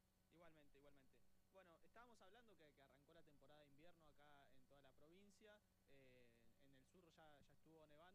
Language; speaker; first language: Spanish; native; Spanish